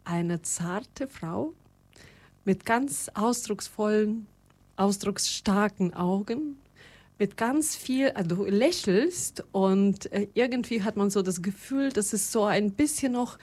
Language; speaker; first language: German; non-native, fluent; Russian